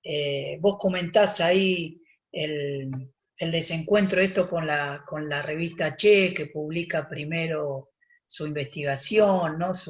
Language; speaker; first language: Spanish; native; Spanish